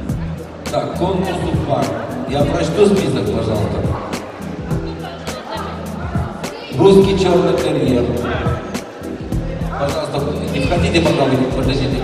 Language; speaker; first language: Russian; non-native, fluent; Georgian